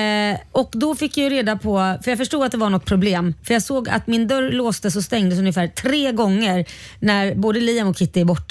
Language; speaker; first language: Swedish; native; Swedish